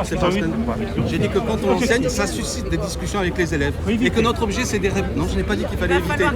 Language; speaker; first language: French; native; French